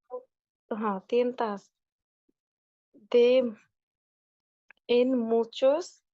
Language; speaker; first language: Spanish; non-native, learner; Bangla